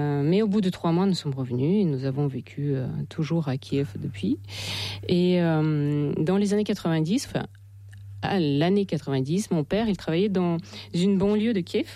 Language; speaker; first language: French; non-native, fluent; Ukrainian